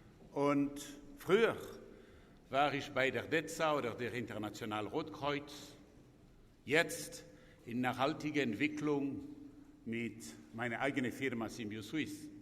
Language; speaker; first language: German; non-native, local second language; French